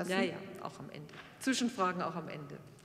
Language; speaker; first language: German; native; German